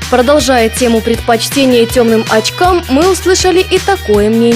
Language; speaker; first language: Russian; native; Russian